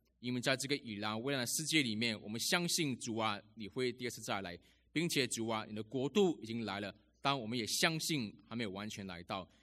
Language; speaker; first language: Chinese; native; Chinese